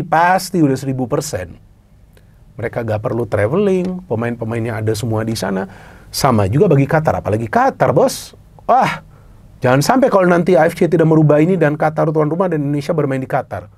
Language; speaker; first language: Indonesian; native; Indonesian